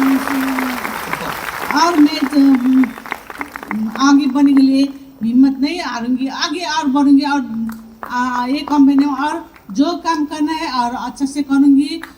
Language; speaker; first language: Hindi; non-native, local second language; Bangla